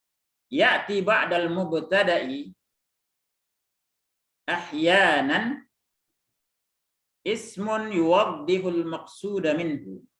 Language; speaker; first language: Arabic; non-native, fluent; Indonesian